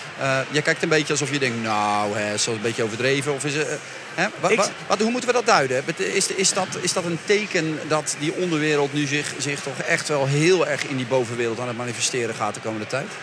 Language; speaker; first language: Dutch; native; Dutch